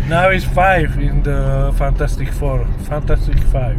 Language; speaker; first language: English; non-native, learner; Slovak